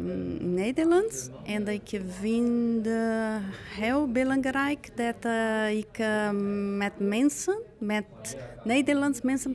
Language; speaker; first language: Dutch; non-native, learner; Portuguese